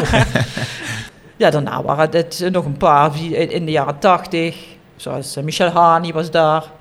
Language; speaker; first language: Dutch; native; Dutch